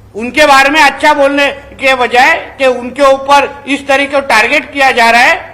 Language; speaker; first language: Hindi; non-native, local second language; Marathi